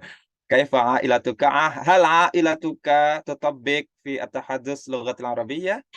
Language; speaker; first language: Arabic; non-native, fluent; Indonesian